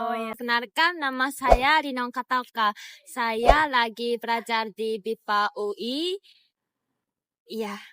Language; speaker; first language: Indonesian; non-native, fluent; Japanese